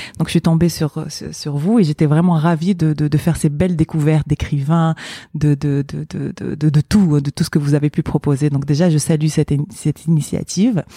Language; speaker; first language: French; non-native, local second language; Arabic